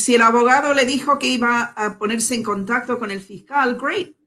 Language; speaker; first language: Spanish; non-native, fluent; English